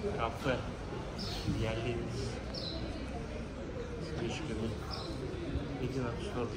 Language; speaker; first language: Russian; native; Russian